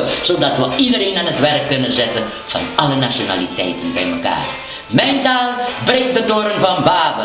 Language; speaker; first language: Dutch; non-native, local second language; Papiamento